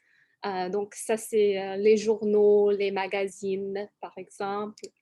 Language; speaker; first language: French; non-native, fluent; English